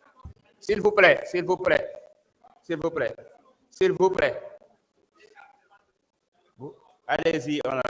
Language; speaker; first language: French; non-native, local second language; Wolof